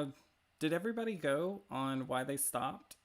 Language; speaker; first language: English; native; English